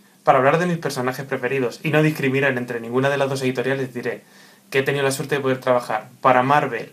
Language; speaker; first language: Spanish; native; Spanish